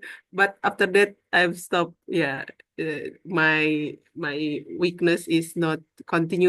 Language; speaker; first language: English; non-native, learner; Indonesian